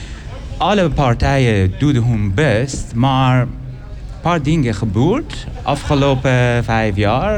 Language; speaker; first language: Dutch; non-native, learner; Persian